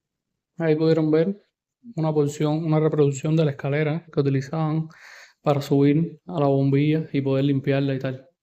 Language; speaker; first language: Spanish; native; Spanish